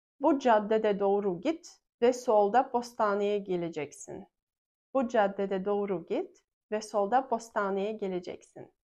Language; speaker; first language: Turkish; non-native, fluent; Russian